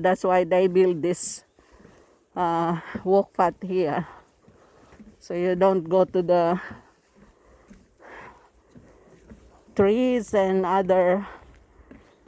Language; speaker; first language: English; non-native, local second language; Filipino